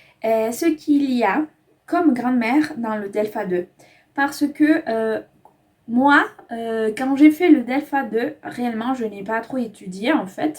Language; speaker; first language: French; non-native, fluent; Spanish